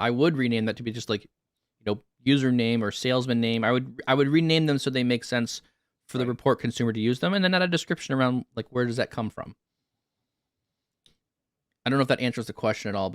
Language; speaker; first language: English; native; English